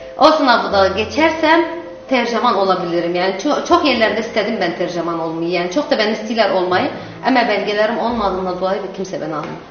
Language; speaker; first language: Turkish; non-native, learner; Arabic